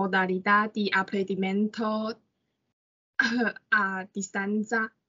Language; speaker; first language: Italian; non-native, learner; Chinese